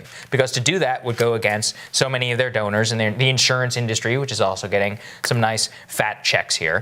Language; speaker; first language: English; native; English